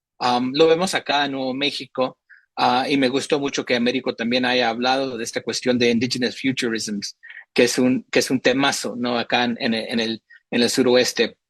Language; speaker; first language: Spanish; early bilingual, heritage; Spanish